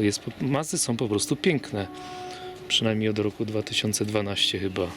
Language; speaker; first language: Polish; native; Polish